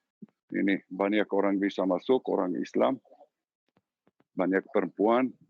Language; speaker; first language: Indonesian; non-native, learner; Hebrew